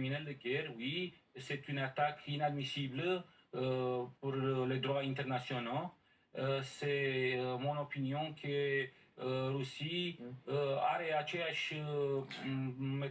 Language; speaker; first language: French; non-native, learner; Romanian